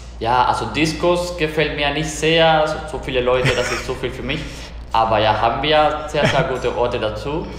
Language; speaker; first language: German; non-native, fluent; Spanish